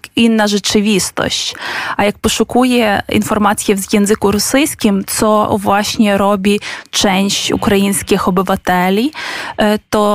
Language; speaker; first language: Polish; non-native, fluent; Ukrainian